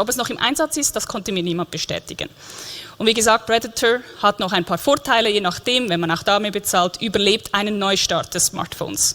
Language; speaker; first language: German; native; German